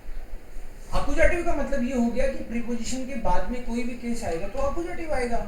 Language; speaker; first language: Hindi; native; Hindi